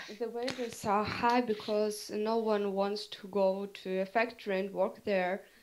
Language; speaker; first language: English; non-native, fluent; Russian